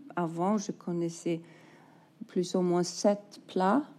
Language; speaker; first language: French; non-native, fluent; Icelandic